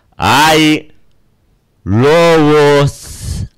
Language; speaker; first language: Spanish; native; Spanish